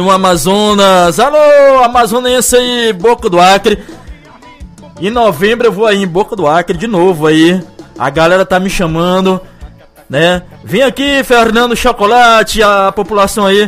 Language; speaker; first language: Portuguese; native; Portuguese